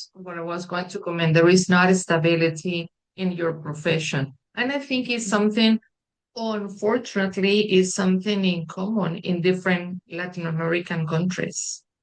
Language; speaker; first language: English; non-native, fluent; Spanish